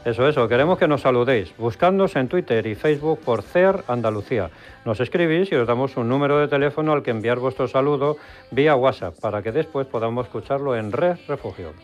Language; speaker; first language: Spanish; native; Spanish